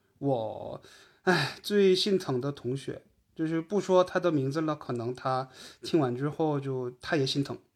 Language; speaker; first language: Chinese; non-native, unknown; Korean